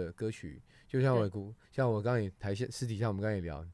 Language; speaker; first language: Chinese; non-native, local second language; Hakka Chinese